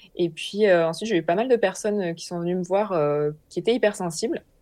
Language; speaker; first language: French; native; French